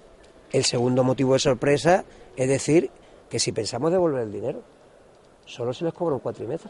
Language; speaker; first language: Spanish; native; Spanish